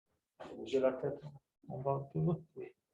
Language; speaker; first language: French; non-native, local second language; Arabic